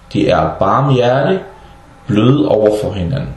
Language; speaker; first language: Danish; early bilingual, other home language; Arabic